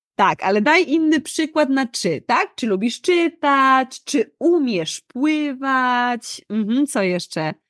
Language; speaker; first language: Polish; native; Polish